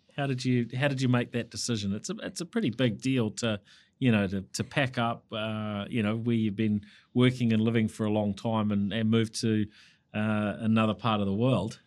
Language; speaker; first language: English; native; English